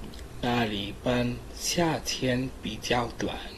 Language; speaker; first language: Chinese; non-native, learner; English